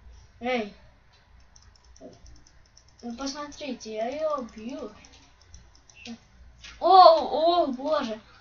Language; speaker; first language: Russian; non-native, local second language; Ukrainian